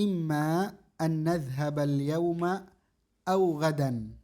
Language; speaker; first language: Arabic; non-native, fluent; Indonesian